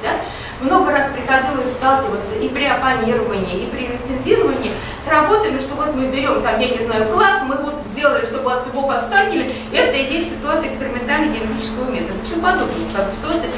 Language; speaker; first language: Russian; native; Russian